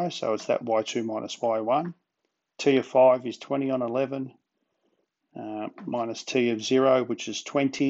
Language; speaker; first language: English; native; English